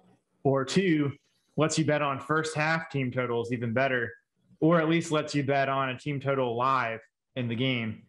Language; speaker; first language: English; native; English